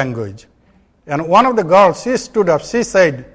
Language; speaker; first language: English; non-native, local second language; Bangla